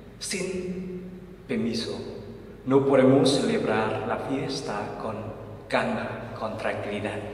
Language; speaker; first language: Spanish; non-native, fluent; Vietnamese